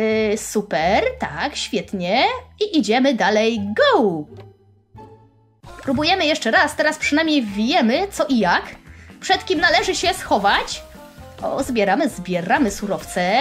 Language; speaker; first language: Polish; native; Polish